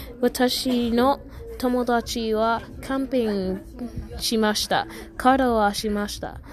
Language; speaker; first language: Japanese; non-native, learner; English